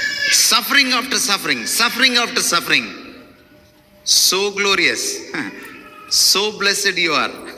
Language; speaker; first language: English; non-native, local second language; Telugu